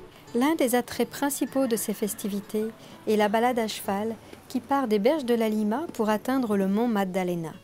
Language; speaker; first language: French; native; French